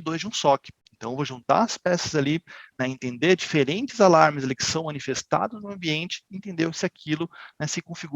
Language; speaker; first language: Portuguese; native; Portuguese